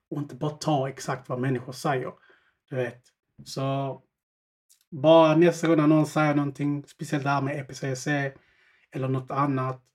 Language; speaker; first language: Swedish; early bilingual, other home language; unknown